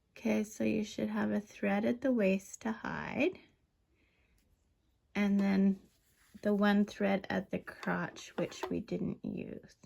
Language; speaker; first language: English; native; English